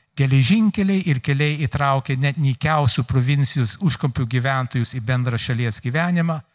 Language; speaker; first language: Lithuanian; early bilingual, heritage; Lithuanian